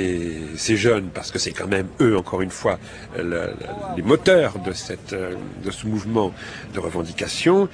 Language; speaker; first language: French; native; French